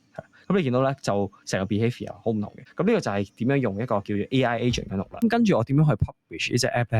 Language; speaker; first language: Cantonese; native; Cantonese